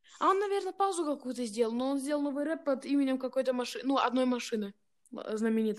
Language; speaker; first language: Russian; early bilingual, heritage; Russian